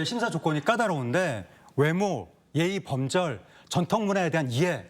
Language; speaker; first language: Korean; native; Korean